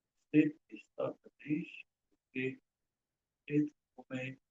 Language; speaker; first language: Spanish; non-native, learner; English